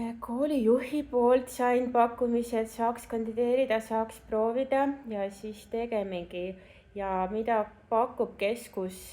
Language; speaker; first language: Estonian; non-native, local second language; Russian